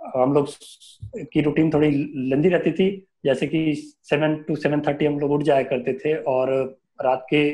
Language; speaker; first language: Hindi; native; Hindi